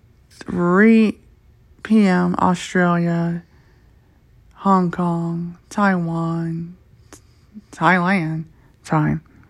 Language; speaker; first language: English; native; English